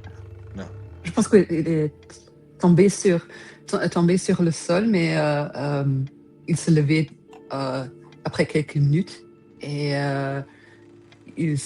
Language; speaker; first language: French; non-native, fluent; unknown